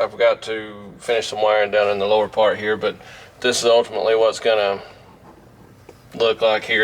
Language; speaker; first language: English; native; English